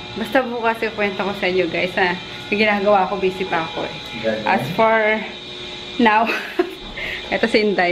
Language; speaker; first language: Filipino; native; Filipino